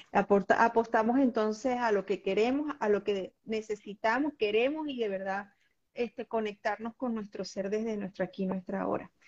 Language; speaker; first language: Spanish; native; Spanish